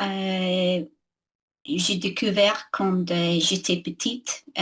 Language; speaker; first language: French; non-native, learner; English